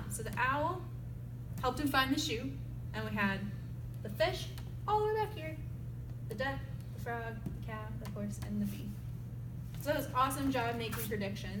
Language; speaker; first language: English; native; English